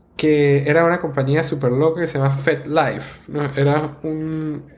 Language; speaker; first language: Spanish; native; Spanish